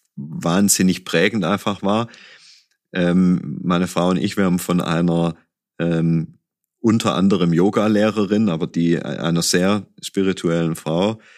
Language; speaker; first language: German; native; German